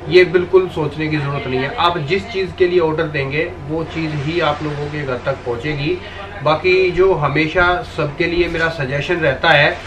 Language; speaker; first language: Hindi; native; Hindi